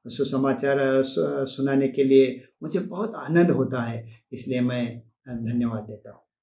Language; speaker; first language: Hindi; non-native, local second language; Marathi